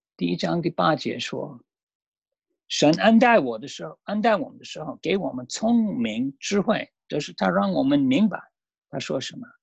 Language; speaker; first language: Chinese; non-native, fluent; English